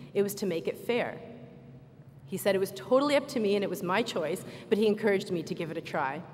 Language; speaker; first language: English; native; English